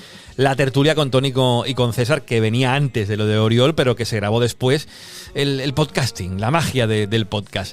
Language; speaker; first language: Spanish; native; Spanish